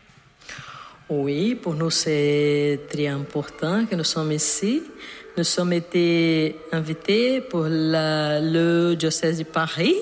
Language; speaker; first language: French; non-native, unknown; Portuguese